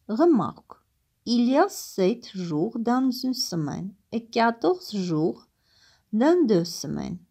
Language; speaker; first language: French; non-native, fluent; Armenian